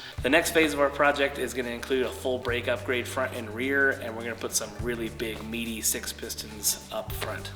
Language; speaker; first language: English; native; English